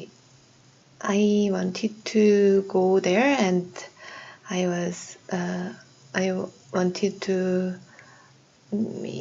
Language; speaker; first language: English; non-native, learner; Korean